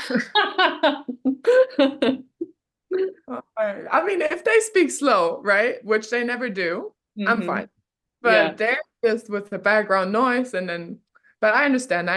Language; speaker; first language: English; non-native, fluent; German